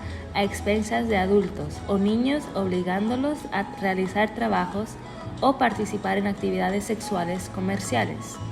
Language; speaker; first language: Spanish; early bilingual, heritage; Spanish